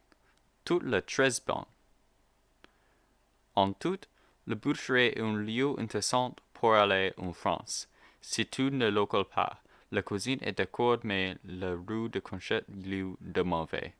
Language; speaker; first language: French; non-native, learner; English